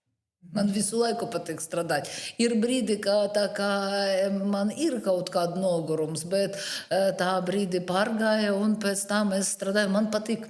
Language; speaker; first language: Latvian; non-native, learner; Russian